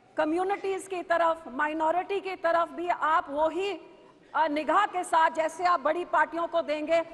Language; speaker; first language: Hindi; non-native, local second language; Punjabi